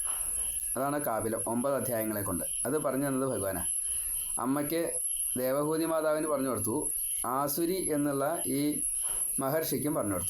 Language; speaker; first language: Malayalam; native; Malayalam